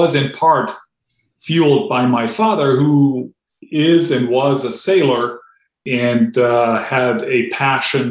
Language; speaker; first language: English; non-native, fluent; German